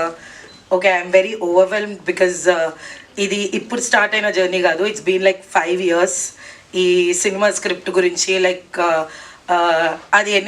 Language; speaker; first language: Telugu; native; Telugu